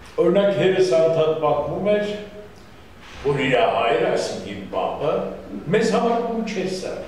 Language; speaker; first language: Armenian; non-native, local second language; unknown